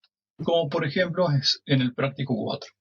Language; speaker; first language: Spanish; native; Spanish